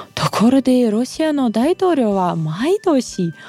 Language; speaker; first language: Japanese; non-native, fluent; Russian